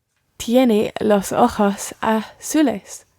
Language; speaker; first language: Spanish; non-native, learner; English